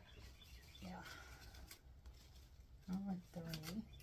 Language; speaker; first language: English; native; English